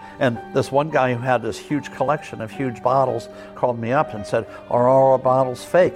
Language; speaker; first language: English; native; English